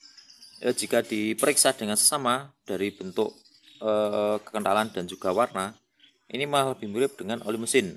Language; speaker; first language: Indonesian; native; Indonesian